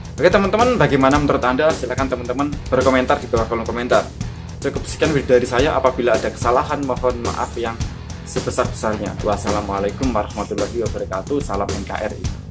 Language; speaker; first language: Indonesian; native; Indonesian